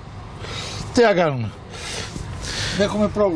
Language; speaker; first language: Italian; non-native, learner; Greek